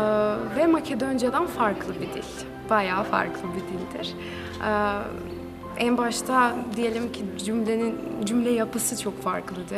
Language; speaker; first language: Turkish; non-native, fluent; Macedonian